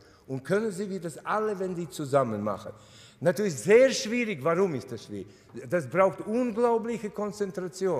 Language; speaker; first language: German; non-native, fluent; Latvian